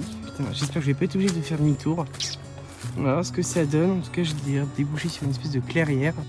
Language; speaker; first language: French; native; French